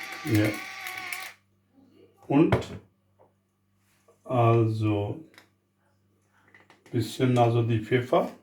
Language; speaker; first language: German; non-native, learner; Urdu